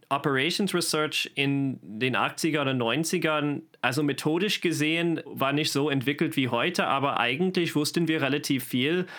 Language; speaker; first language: German; non-native, fluent; English